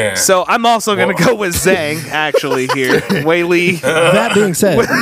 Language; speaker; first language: English; early bilingual, other home language; Yoruba